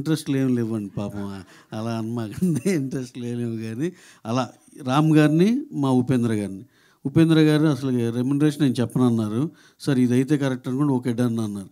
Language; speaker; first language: Telugu; native; Telugu